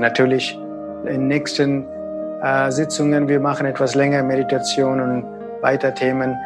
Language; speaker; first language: German; non-native, fluent; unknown